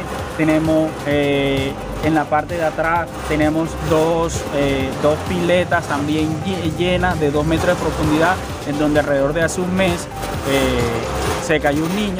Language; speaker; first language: Spanish; native; Spanish